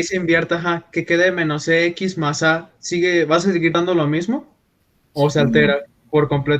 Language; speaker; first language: Spanish; native; Spanish